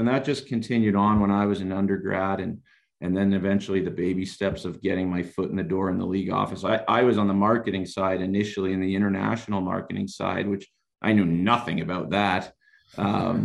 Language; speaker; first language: English; native; English